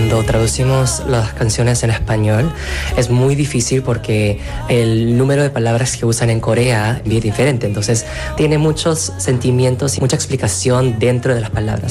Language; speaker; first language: Spanish; non-native, fluent; Korean